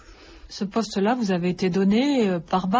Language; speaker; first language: French; native; French